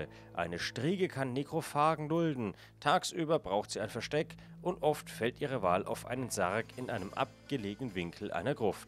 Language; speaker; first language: German; native; German